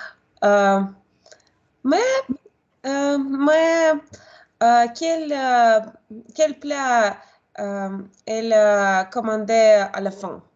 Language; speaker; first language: French; non-native, learner; Russian